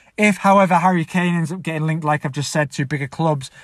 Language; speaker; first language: English; native; English